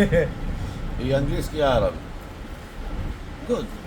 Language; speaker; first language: Russian; non-native, learner; Arabic